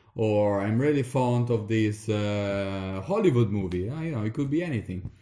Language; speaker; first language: English; non-native, fluent; Italian